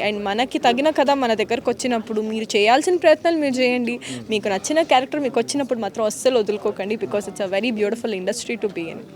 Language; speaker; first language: Telugu; native; Telugu